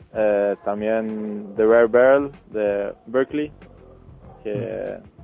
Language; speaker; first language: Spanish; non-native, fluent; Norwegian